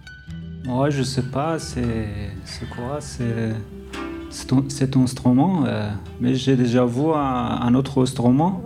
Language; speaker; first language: French; non-native, learner; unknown